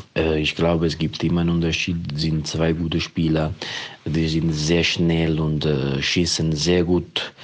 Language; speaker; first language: German; non-native, fluent; Italian